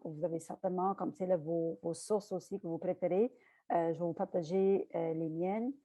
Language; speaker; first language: French; native; French